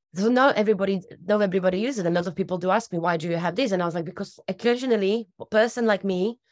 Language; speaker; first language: English; non-native, fluent; Slovak